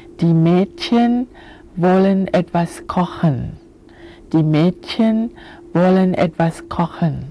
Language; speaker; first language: German; non-native, fluent; Thai